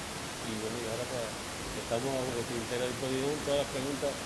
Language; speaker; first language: Spanish; native; Spanish